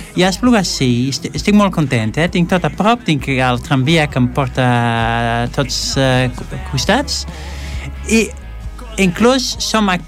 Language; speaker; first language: Catalan; non-native, fluent; Dutch